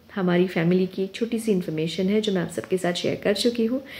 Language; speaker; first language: Hindi; non-native, local second language; Urdu